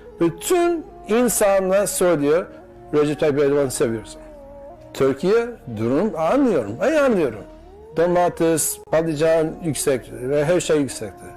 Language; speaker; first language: Turkish; non-native, learner; Bosnian